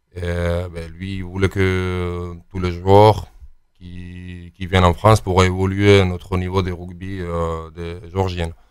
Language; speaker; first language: French; non-native, fluent; Georgian